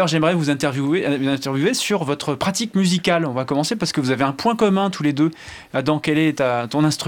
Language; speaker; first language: French; native; French